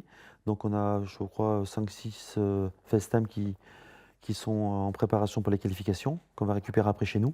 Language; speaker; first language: French; native; French